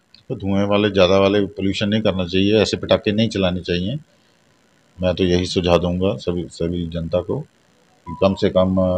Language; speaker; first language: Hindi; non-native, local second language; Punjabi